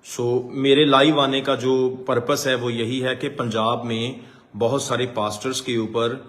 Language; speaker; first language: Hindi; non-native, local second language; Punjabi